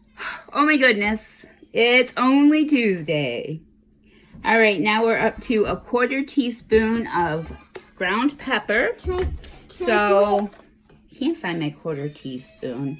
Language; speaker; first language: English; native; English